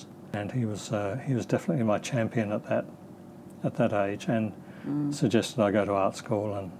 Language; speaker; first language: English; native; English